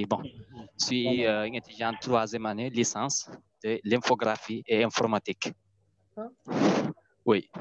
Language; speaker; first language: French; non-native, learner; Arabic